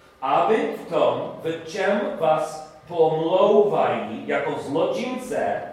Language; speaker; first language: Czech; non-native, learner; English